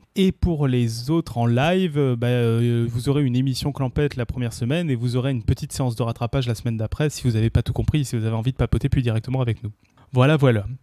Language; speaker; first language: French; native; French